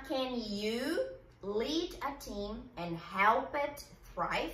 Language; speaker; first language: English; non-native, fluent; Portuguese